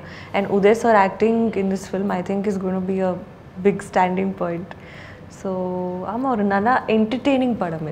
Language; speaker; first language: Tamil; non-native, learner; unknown